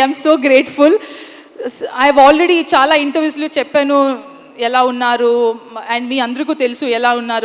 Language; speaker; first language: Telugu; non-native, learner; Kannada